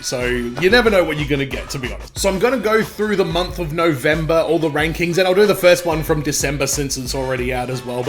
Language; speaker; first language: English; native; English